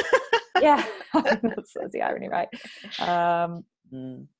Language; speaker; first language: English; native; English